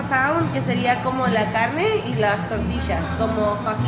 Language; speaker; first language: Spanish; native; Spanish